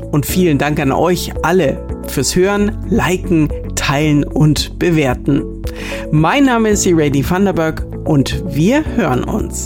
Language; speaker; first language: German; native; German